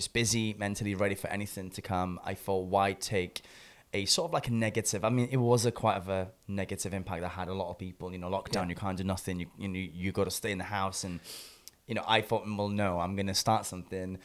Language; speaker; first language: English; native; English